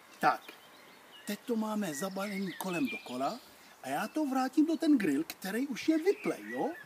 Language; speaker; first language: Czech; non-native, fluent; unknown